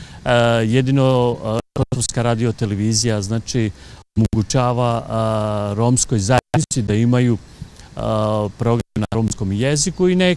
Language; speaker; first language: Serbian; non-native, local second language; Romany